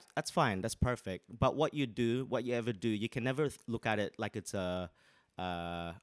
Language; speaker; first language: English; native; English